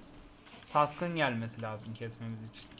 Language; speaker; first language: Turkish; native; Turkish